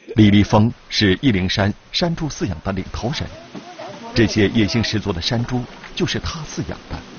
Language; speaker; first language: Chinese; native; Chinese